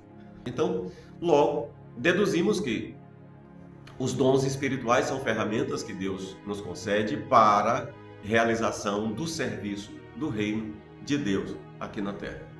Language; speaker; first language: Portuguese; native; Portuguese